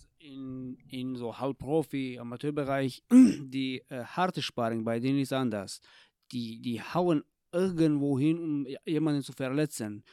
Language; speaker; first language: German; non-native, fluent; Tajik